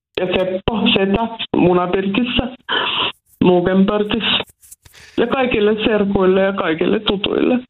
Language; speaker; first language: Finnish; non-native, local second language; Swedish